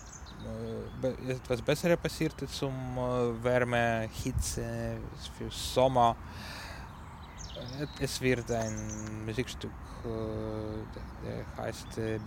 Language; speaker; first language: German; non-native, learner; Ukrainian